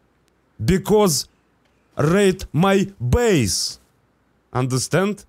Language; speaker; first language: English; non-native, learner; Russian